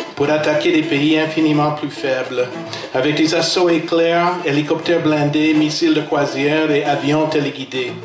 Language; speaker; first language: French; non-native, fluent; English